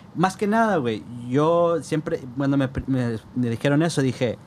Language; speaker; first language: Spanish; early bilingual, heritage; Spanish